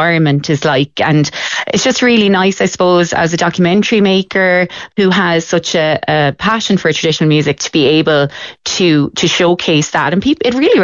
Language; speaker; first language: English; native; English